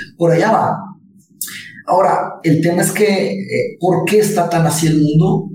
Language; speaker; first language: Spanish; early bilingual, other home language; Portuguese